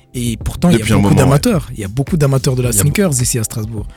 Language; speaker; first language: French; non-native, local second language; Kinyarwanda